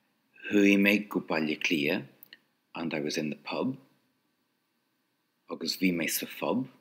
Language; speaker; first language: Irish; non-native, local second language; English